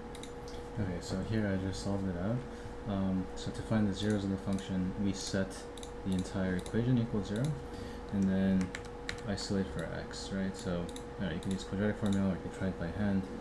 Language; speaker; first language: English; native; English